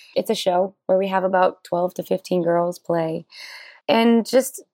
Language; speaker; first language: English; native; English